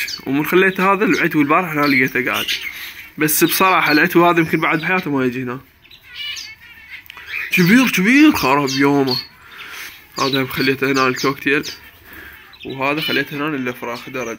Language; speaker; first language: Arabic; native; Arabic